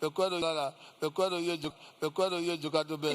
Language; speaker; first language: Italian; non-native, learner; English